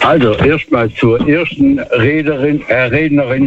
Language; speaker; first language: German; native; German